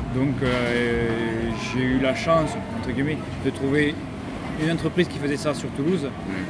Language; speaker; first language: French; native; French